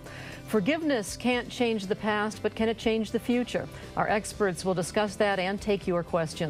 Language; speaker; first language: English; native; English